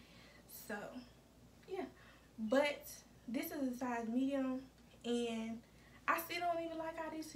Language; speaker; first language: English; native; English